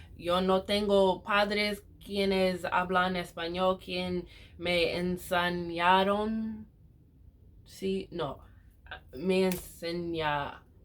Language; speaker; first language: Spanish; non-native, learner; English